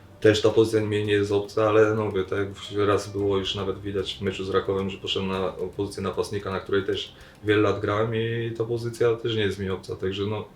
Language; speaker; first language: Polish; native; Polish